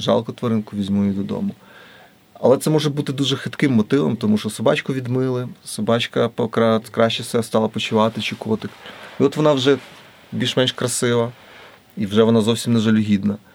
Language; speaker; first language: Ukrainian; native; Ukrainian